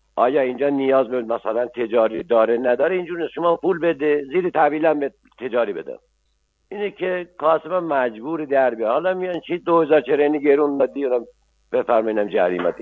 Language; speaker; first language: Persian; non-native, local second language; Azerbaijani